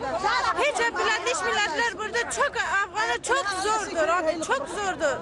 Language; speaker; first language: Turkish; non-native, learner; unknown